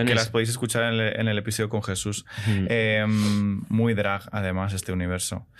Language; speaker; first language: Spanish; native; Spanish